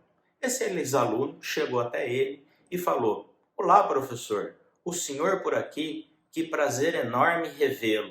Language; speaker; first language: Portuguese; native; Portuguese